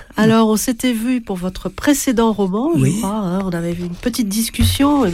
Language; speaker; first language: French; native; French